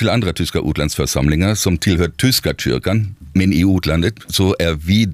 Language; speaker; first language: Swedish; non-native, fluent; German